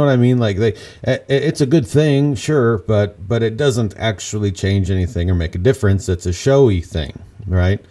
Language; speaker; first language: English; native; English